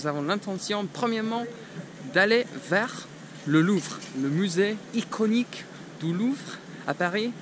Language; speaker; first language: French; non-native, fluent; English